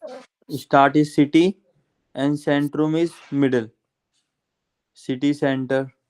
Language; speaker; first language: English; non-native, local second language; Hindi